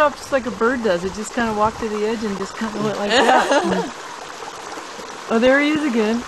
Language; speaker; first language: English; native; English